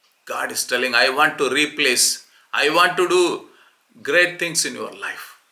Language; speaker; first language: English; non-native, local second language; Tamil